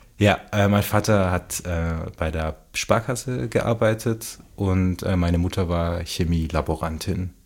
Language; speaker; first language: German; native; German